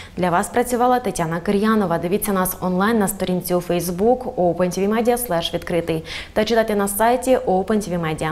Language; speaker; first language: Ukrainian; native; Ukrainian